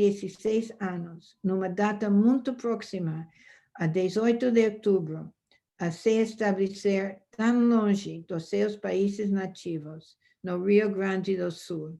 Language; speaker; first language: Portuguese; non-native, fluent; English